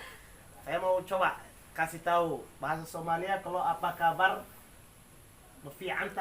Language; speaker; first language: Indonesian; non-native, learner; Somali